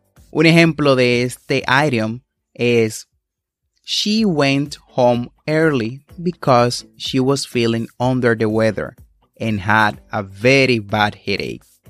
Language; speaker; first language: English; non-native, fluent; Spanish